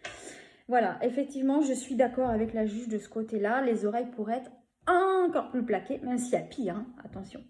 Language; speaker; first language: French; native; French